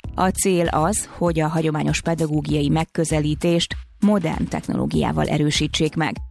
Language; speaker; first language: Hungarian; native; Hungarian